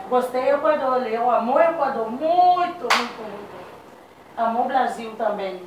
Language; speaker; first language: Portuguese; non-native, learner; Haitian Creole